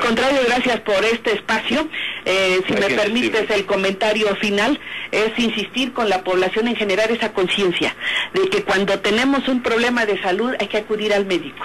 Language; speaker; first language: Spanish; native; Spanish